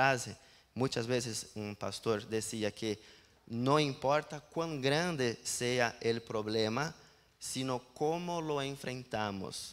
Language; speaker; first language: Spanish; non-native, learner; Portuguese